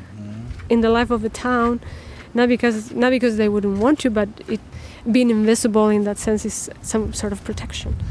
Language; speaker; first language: English; non-native, fluent; Spanish